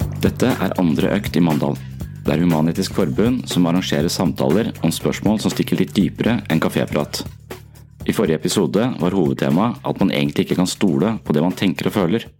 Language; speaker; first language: Norwegian; native; Norwegian